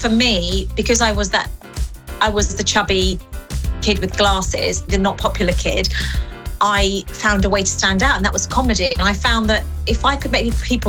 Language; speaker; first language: English; early bilingual, other home language; Greek